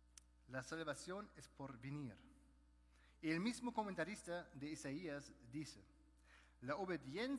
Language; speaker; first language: Spanish; non-native, fluent; German